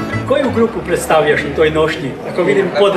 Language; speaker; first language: Serbian; native; Serbian